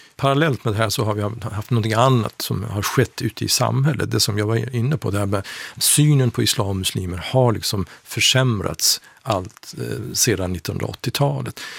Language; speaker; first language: Swedish; non-native, fluent; Persian